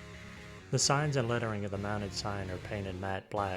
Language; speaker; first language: English; native; English